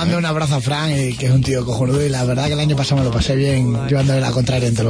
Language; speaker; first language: Spanish; native; Spanish